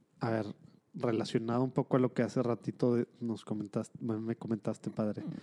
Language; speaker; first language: Spanish; native; Spanish